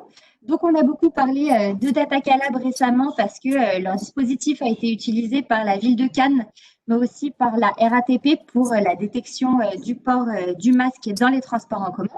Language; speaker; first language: French; native; French